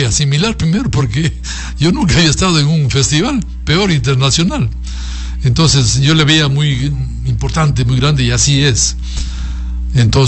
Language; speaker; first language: Spanish; native; Spanish